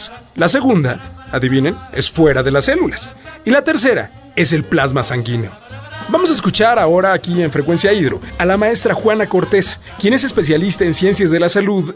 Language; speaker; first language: Spanish; native; Spanish